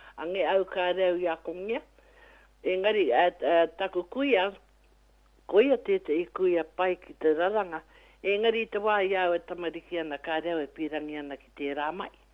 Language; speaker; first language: Māori; native; Māori